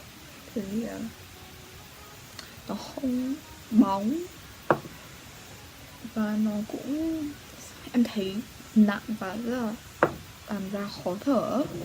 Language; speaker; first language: Vietnamese; early bilingual, heritage; Vietnamese